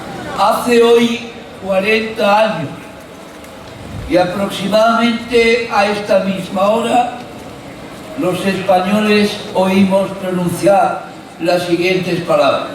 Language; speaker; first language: Spanish; native; Spanish